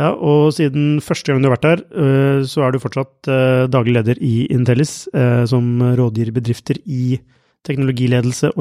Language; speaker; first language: Norwegian; native; Norwegian